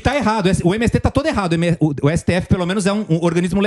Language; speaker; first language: Portuguese; native; Portuguese